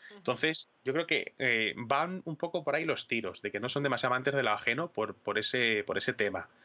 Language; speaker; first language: Spanish; native; Spanish